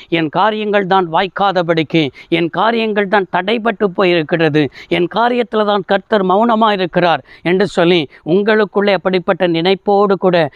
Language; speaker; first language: Tamil; native; Tamil